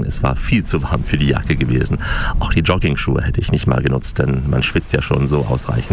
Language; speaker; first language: German; native; German